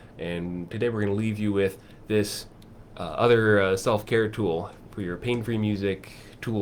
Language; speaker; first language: English; native; English